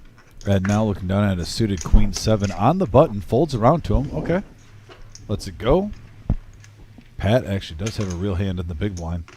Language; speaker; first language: English; native; English